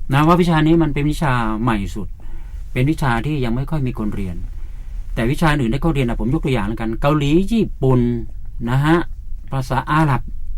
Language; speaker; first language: Thai; native; Thai